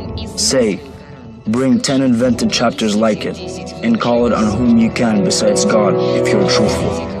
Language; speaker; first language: English; non-native, fluent; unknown